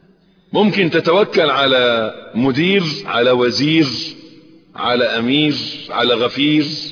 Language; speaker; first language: Arabic; native; Arabic